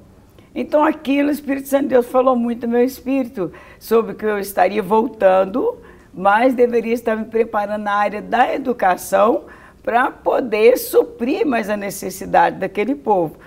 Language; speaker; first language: Portuguese; native; Portuguese